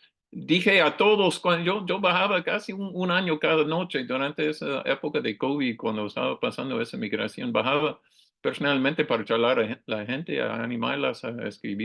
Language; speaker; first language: Spanish; non-native, learner; English